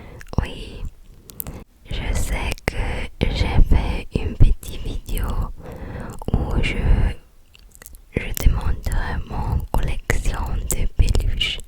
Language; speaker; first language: French; non-native, learner; English